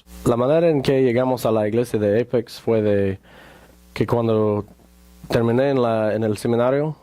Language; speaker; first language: Spanish; non-native, fluent; English